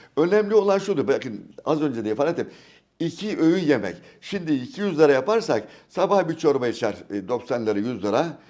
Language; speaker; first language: Turkish; native; Turkish